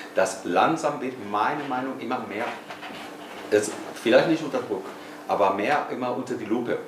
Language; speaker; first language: German; non-native, fluent; Spanish